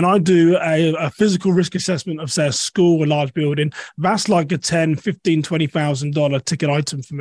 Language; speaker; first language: English; native; English